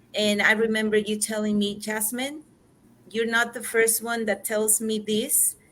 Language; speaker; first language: English; non-native, fluent; Spanish